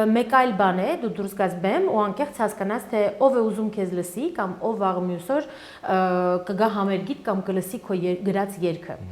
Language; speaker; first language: Armenian; early bilingual, heritage; Armenian